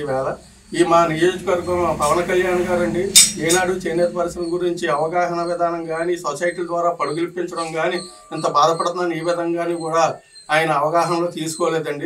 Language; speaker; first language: Telugu; native; Telugu